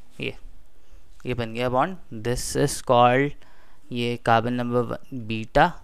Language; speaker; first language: Urdu; native; Urdu